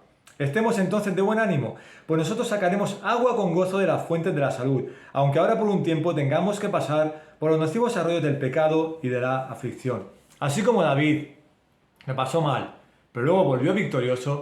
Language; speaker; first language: Spanish; native; Spanish